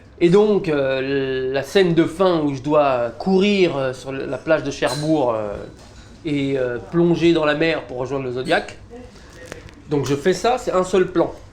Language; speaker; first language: French; early bilingual, other home language; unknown